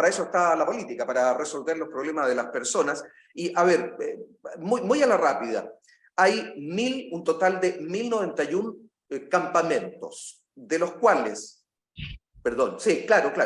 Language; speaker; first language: Spanish; native; Spanish